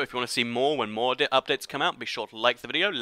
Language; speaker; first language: English; native; English